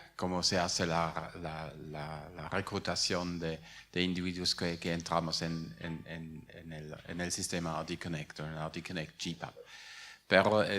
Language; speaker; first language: Spanish; non-native, fluent; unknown